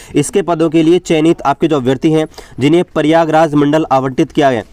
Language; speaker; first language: Hindi; native; Hindi